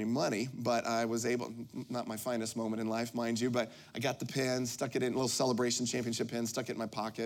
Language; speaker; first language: English; native; English